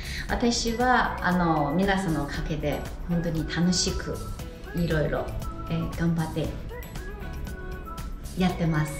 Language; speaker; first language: Japanese; non-native, fluent; Chinese